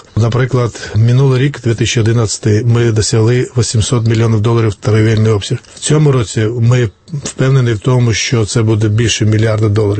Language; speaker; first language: Ukrainian; non-native, fluent; Georgian